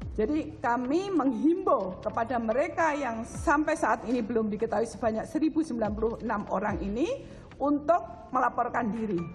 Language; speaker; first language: Indonesian; native; Indonesian